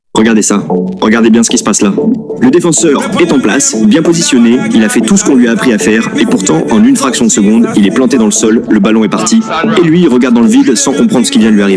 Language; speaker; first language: French; native; French